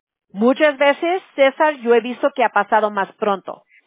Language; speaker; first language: Spanish; early bilingual, other home language; English